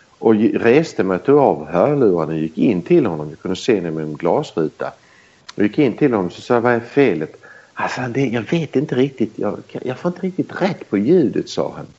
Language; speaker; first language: Swedish; early bilingual, heritage; Swedish